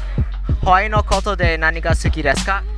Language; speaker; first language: Japanese; non-native, learner; English